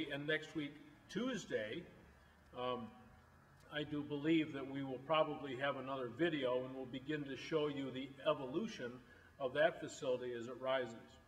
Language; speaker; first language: English; native; English